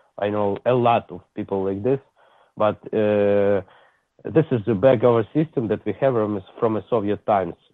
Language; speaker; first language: English; non-native, learner; Ukrainian